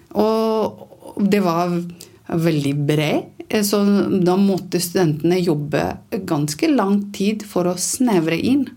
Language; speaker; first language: Norwegian; non-native, fluent; Romanian